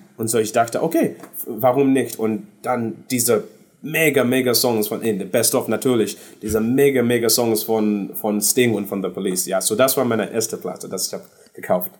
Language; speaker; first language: German; non-native, learner; English